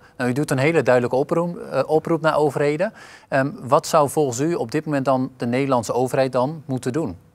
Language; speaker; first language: Dutch; native; Dutch